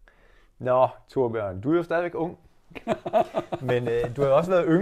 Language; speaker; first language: Danish; native; Danish